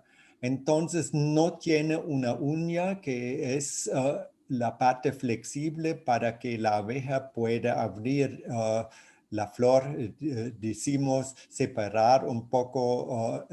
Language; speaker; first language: Spanish; non-native, fluent; German